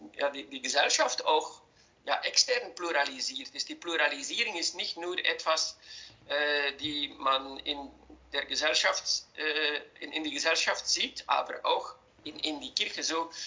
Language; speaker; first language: German; non-native, fluent; Dutch